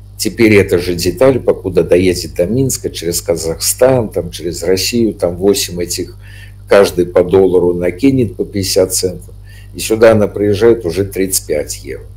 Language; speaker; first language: Russian; native; Russian